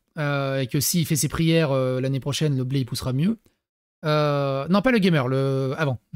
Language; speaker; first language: French; early bilingual, other home language; Serbian